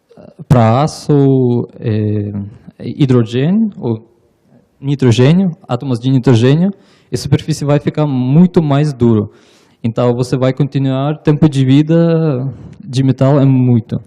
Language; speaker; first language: Portuguese; non-native, learner; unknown